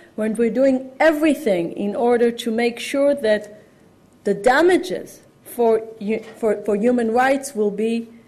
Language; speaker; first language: English; non-native, fluent; Hebrew